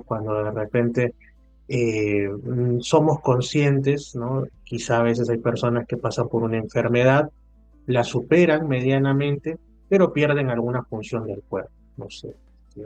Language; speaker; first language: Spanish; native; Spanish